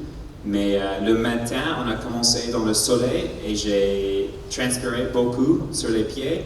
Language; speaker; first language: French; non-native, learner; English